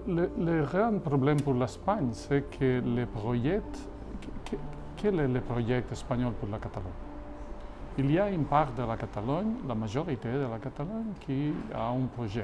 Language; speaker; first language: French; non-native, fluent; Catalan